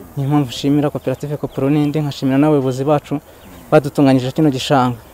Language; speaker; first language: Kinyarwanda; native; Kinyarwanda